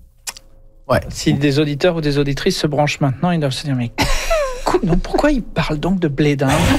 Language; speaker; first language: French; native; French